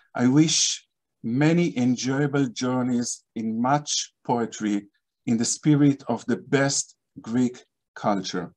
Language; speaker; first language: English; non-native, fluent; Hebrew